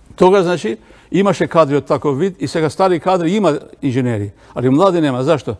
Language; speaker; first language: Macedonian; non-native, local second language; Albanian